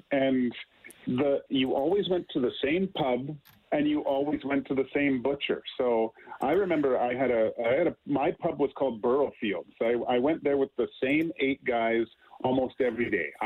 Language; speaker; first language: English; native; English